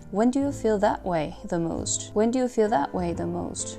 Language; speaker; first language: English; non-native, fluent; Korean